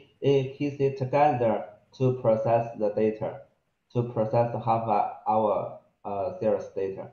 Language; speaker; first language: English; non-native, fluent; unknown